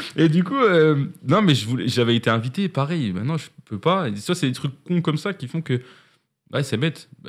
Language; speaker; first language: French; native; French